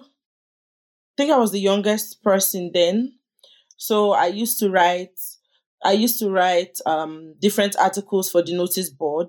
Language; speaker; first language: English; non-native, local second language; Yoruba